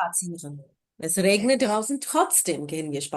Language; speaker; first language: German; non-native, fluent; Urdu